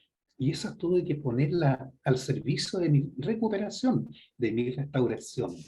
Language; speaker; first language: Spanish; native; Spanish